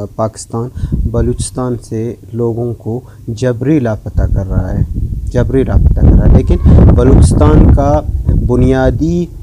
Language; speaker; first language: Urdu; non-native, local second language; Baluchi